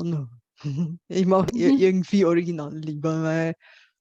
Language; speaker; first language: German; non-native, fluent; Bulgarian